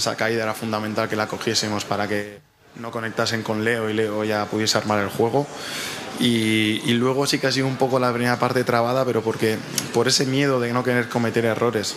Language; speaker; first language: Spanish; native; Spanish